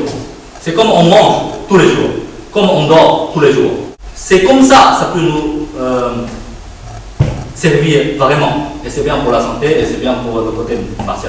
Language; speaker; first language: French; non-native, fluent; Chinese